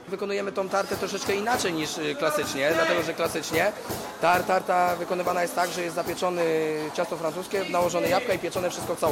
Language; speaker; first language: Polish; native; Polish